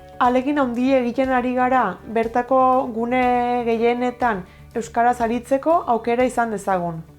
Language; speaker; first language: Basque; native; Basque